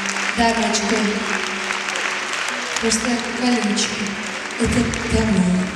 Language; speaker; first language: Russian; non-native, local second language; Georgian